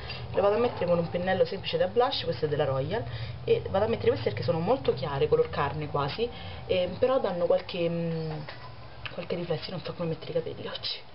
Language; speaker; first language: Italian; native; Italian